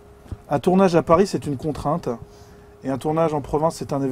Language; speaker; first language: French; native; French